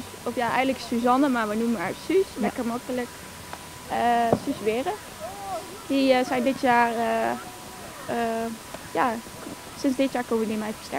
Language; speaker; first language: Dutch; native; Dutch